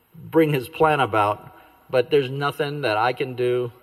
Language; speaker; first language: English; native; English